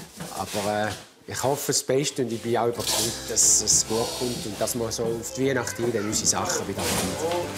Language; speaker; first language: German; native; German